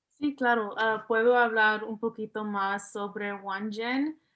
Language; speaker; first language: Spanish; early bilingual, heritage; English